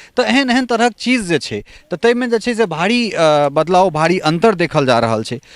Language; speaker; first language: Maithili; native; Maithili